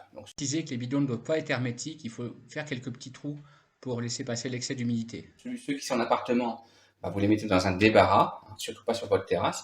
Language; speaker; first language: French; native; French